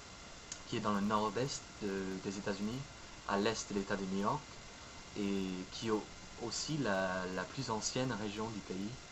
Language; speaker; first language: French; non-native, fluent; English